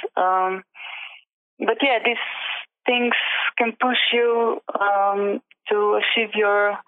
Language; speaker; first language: English; non-native, learner; Slovenian